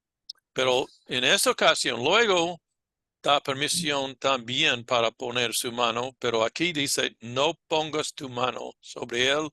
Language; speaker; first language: Spanish; non-native, fluent; English